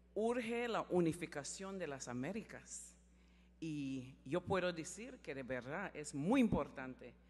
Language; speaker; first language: Spanish; non-native, learner; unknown